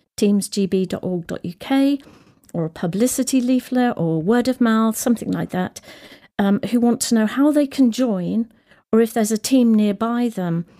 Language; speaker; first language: English; native; English